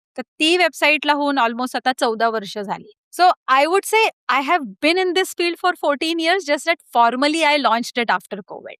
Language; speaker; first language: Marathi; early bilingual, heritage; Marathi